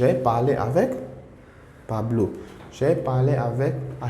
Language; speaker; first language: French; non-native, fluent; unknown